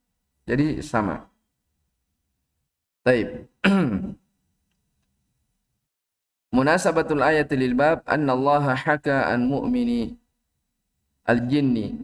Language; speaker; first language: Arabic; non-native, fluent; Indonesian